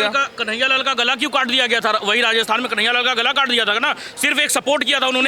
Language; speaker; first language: Hindi; native; Hindi